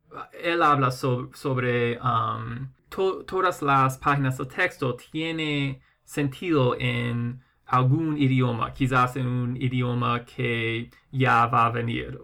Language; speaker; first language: Spanish; non-native, fluent; English